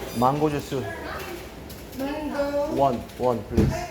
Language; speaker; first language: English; non-native, learner; Korean